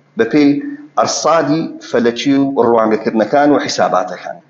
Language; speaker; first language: Central Kurdish; native; Central Kurdish